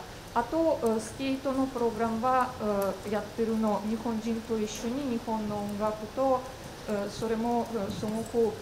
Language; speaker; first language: Japanese; non-native, fluent; Russian